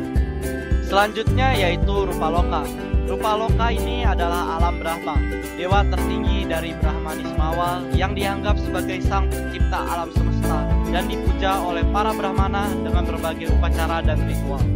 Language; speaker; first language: Indonesian; native; Indonesian